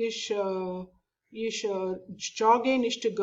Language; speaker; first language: German; non-native, learner; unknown